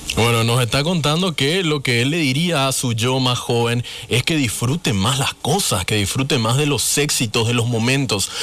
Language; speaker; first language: Spanish; native; Spanish